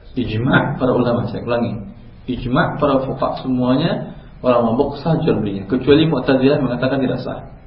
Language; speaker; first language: Indonesian; non-native, local second language; Minangkabau